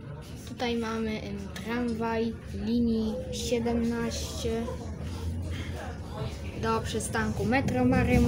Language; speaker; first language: Polish; native; Polish